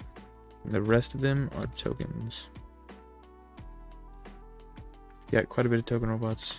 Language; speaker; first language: English; native; English